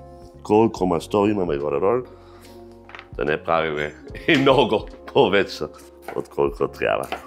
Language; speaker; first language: Bulgarian; non-native, fluent; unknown